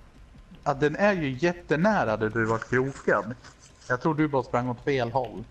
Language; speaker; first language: Swedish; native; Swedish